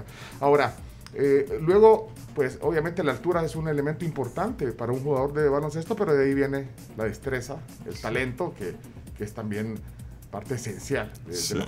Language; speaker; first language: Spanish; native; Spanish